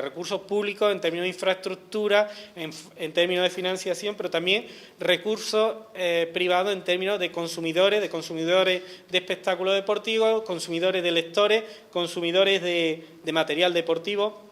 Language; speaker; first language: Spanish; native; Spanish